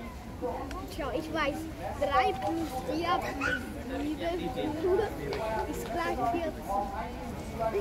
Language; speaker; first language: German; non-native, learner; Bangla